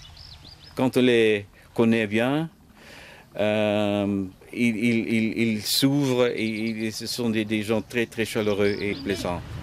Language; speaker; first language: French; non-native, fluent; Dutch